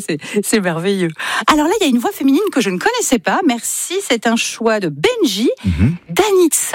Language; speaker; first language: French; native; French